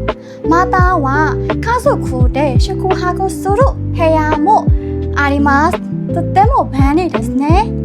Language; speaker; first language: Japanese; non-native, learner; Burmese